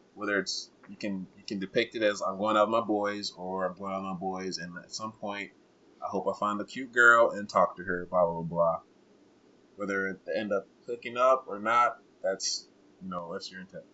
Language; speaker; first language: English; non-native, local second language; Kinyarwanda